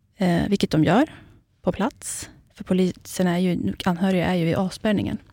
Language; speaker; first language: Swedish; early bilingual, other home language; Kurdish